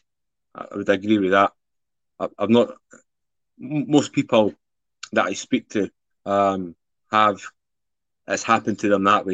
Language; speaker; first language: English; native; English